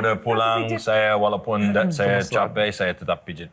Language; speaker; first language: Indonesian; non-native, learner; English